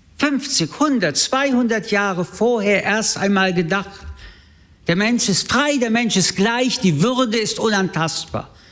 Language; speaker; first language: German; early bilingual, other home language; French